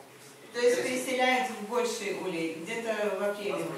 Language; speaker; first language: Russian; native; Russian